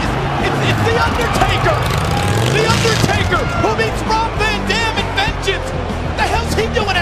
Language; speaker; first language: English; native; English